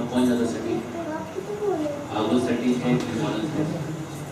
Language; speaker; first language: Hindi; native; Hindi